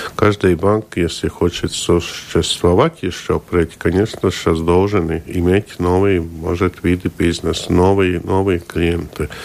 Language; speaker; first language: Russian; non-native, local second language; Latvian